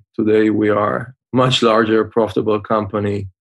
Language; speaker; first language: English; non-native, fluent; Hebrew